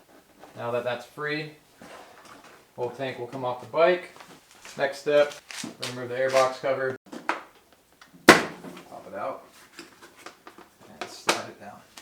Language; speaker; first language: English; native; English